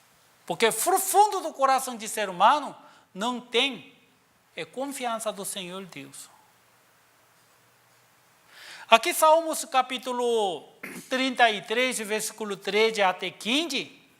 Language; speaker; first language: Portuguese; non-native, learner; Korean